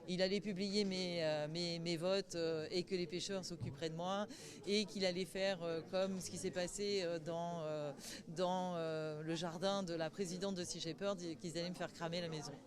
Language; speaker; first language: French; native; French